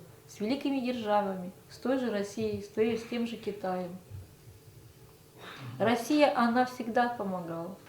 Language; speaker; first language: Russian; native; Russian